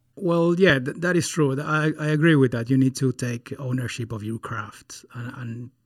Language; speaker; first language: English; non-native, fluent; Spanish